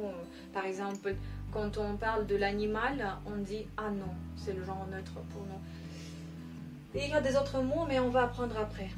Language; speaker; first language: French; non-native, fluent; Russian